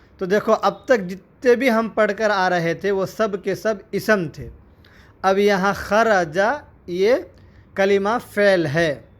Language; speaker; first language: Urdu; native; Urdu